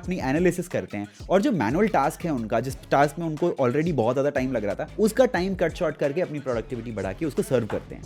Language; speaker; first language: Hindi; native; Hindi